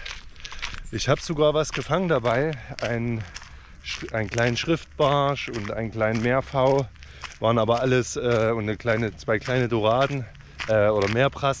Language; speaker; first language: German; native; German